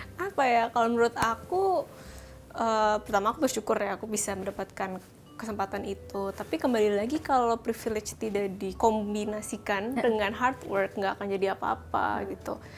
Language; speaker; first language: Indonesian; non-native, local second language; Javanese